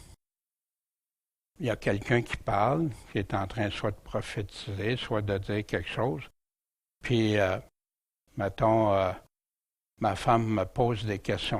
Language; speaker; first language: French; native; French